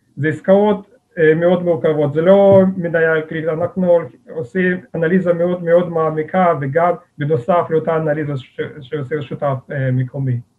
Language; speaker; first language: Hebrew; native; Hebrew